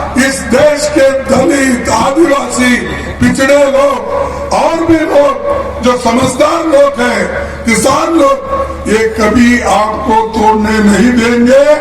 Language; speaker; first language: Hindi; non-native, local second language; Kannada